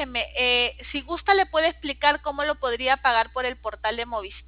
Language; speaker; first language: Spanish; native; Spanish